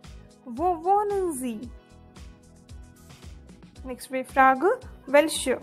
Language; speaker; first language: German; non-native, learner; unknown